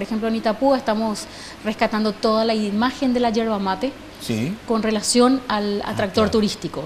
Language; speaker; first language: Spanish; native; Spanish